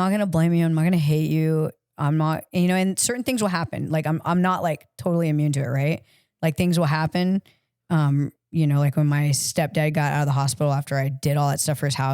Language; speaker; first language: English; native; English